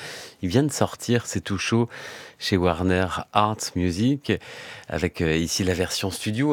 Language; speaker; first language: French; native; French